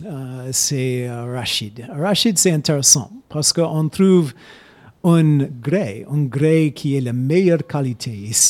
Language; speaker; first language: French; non-native, fluent; English